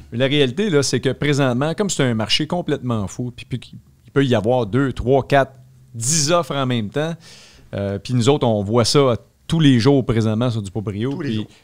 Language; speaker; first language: French; native; French